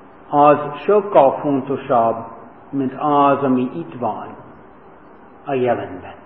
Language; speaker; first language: Hungarian; non-native, fluent; English